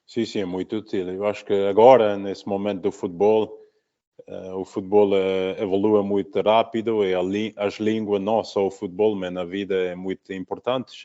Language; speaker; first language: Portuguese; early bilingual, heritage; Portuguese